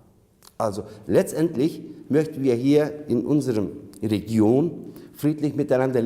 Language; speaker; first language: German; non-native, fluent; Turkish